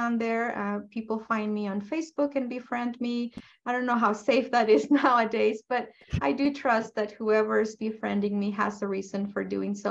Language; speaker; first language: English; non-native, fluent; Spanish